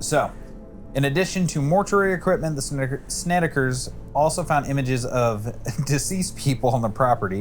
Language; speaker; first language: English; native; English